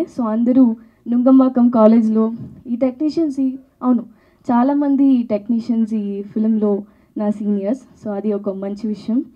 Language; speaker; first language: Telugu; non-native, learner; Tamil